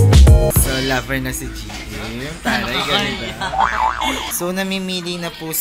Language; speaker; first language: Filipino; native; Filipino